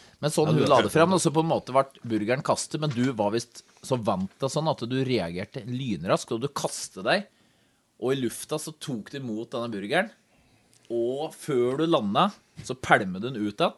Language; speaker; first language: Norwegian; native; Norwegian